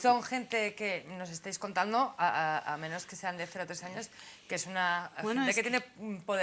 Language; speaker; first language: Spanish; native; Spanish